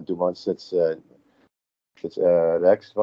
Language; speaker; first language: German; non-native, learner; English